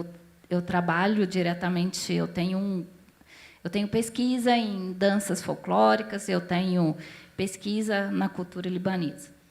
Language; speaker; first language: Portuguese; non-native, fluent; Arabic